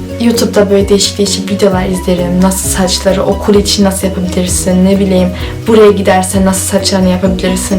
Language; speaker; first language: Turkish; early bilingual, heritage; Turkish